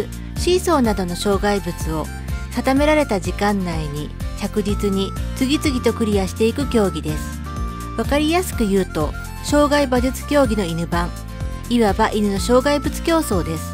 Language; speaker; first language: Japanese; native; Japanese